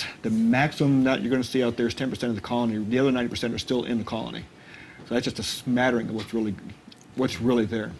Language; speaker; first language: English; native; English